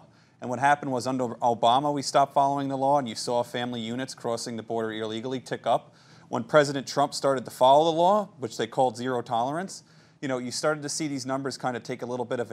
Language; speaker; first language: English; native; English